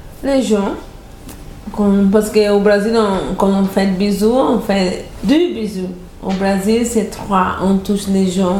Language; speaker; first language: French; non-native, learner; Portuguese